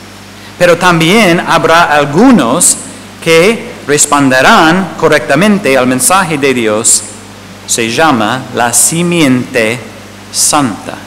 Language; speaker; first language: Spanish; non-native, fluent; English